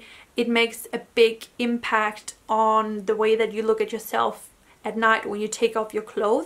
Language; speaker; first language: English; non-native, fluent; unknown